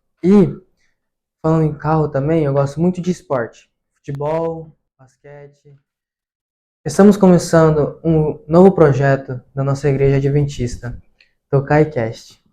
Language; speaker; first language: Portuguese; early bilingual, heritage; Portuguese